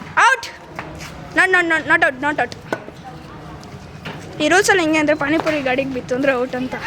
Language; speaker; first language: Kannada; native; Kannada